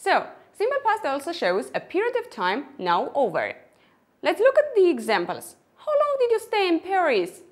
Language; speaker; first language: English; non-native, fluent; Armenian